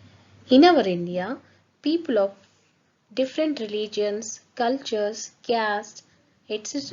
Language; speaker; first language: English; non-native, local second language; Telugu